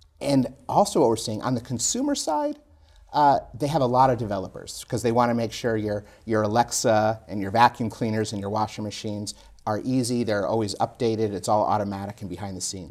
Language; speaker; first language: English; native; English